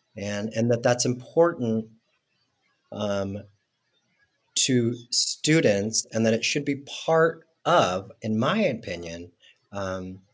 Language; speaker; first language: English; non-native, fluent; Spanish